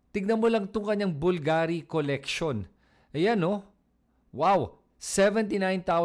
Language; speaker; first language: Filipino; native; Filipino